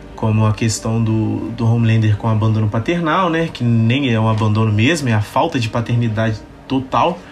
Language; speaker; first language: Portuguese; native; Portuguese